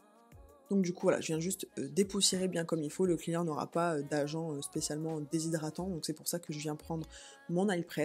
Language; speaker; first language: French; native; French